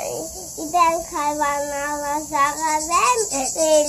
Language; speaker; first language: Turkish; early bilingual, heritage; Turkish